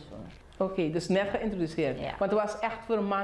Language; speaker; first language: Dutch; non-native, local second language; Papiamento